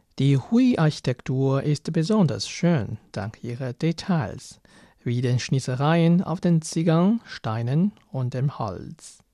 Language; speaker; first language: German; non-native, fluent; Chinese